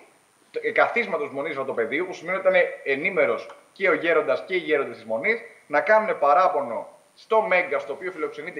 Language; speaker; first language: Greek; native; Greek